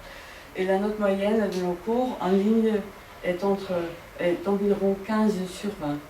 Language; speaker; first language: French; non-native, fluent; Dutch